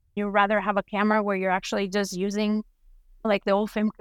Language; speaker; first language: English; non-native, fluent; Spanish